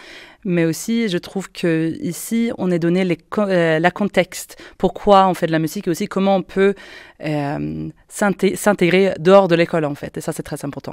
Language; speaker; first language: French; non-native, fluent; Swedish